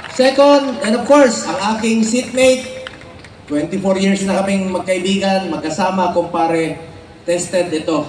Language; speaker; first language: Filipino; non-native, local second language; Cebuano